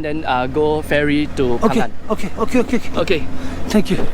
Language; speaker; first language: English; non-native, learner; Turkish